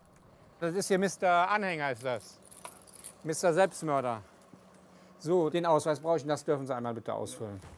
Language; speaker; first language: German; native; German